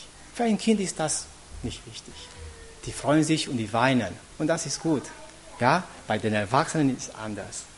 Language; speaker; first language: German; non-native, fluent; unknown